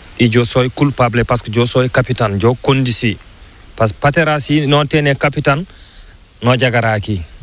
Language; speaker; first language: Spanish; non-native, learner; Fula